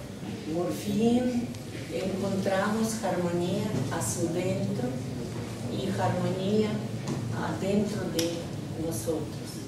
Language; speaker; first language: Spanish; non-native, learner; Russian